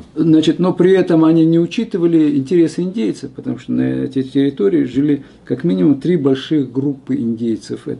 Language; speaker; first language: Russian; non-native, local second language; Kazakh